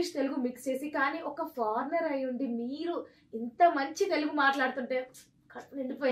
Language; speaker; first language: Telugu; native; Telugu